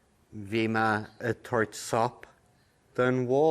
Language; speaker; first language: Irish; non-native, learner; English